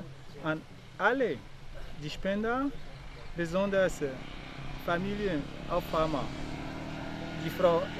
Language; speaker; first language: German; non-native, fluent; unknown